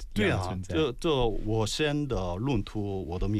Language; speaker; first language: Chinese; non-native, learner; Korean